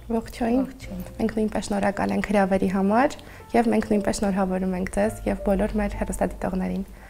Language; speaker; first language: Armenian; native; Armenian